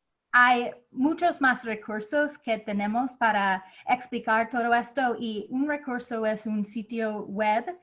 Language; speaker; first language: Spanish; non-native, fluent; English